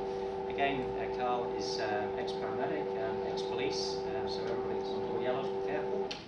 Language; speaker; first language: English; native; English